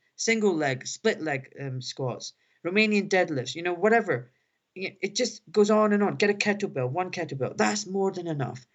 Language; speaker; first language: English; native; English